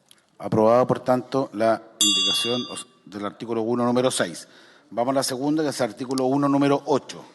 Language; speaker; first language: Spanish; native; Spanish